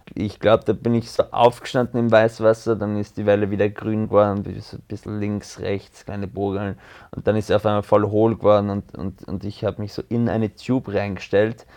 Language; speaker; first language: German; early bilingual, other home language; French